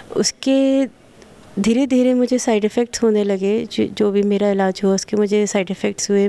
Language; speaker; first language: Hindi; native; Hindi